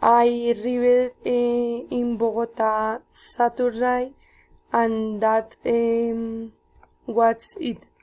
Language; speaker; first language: English; non-native, learner; Spanish